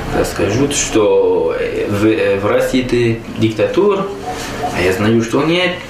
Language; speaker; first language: Russian; non-native, learner; French